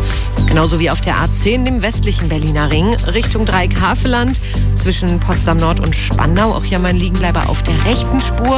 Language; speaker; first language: German; native; German